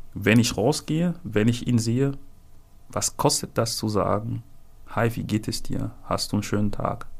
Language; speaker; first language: German; non-native, fluent; French